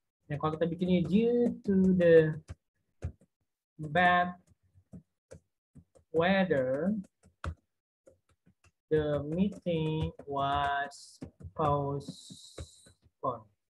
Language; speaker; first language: English; non-native, fluent; Indonesian